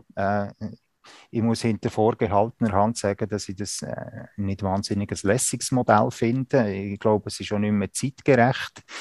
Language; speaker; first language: German; native; German